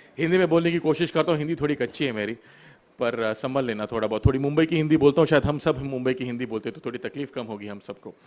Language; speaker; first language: Hindi; non-native, local second language; Marathi